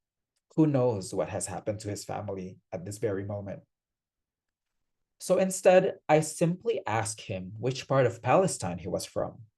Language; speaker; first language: English; non-native, fluent; Indonesian